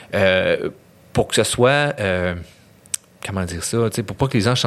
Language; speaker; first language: French; native; French